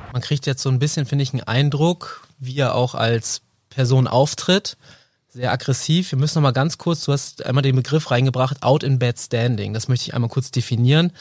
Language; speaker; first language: German; native; German